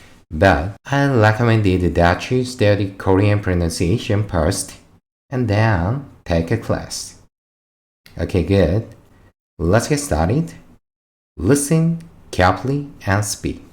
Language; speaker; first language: English; non-native, fluent; Korean